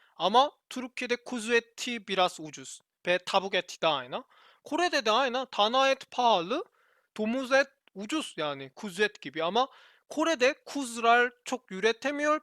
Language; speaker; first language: Turkish; non-native, learner; Korean